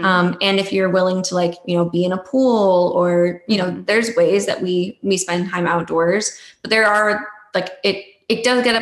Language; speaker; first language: English; native; English